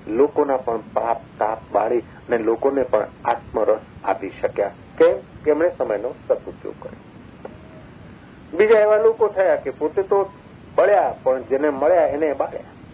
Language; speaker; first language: Gujarati; non-native, local second language; Sindhi